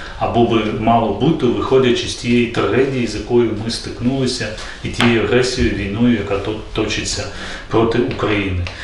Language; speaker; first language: Ukrainian; non-native, local second language; Gagauz